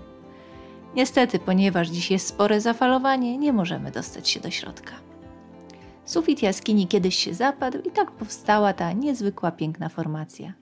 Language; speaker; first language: Polish; native; Polish